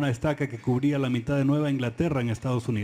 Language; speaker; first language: Spanish; native; Spanish